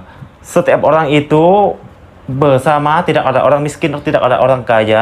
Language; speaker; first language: Indonesian; non-native, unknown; Lao